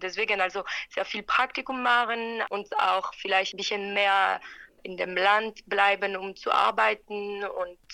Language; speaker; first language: German; non-native, fluent; French